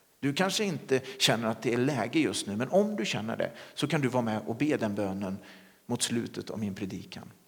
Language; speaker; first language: Swedish; native; Swedish